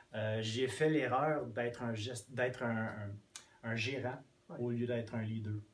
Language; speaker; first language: French; non-native, fluent; English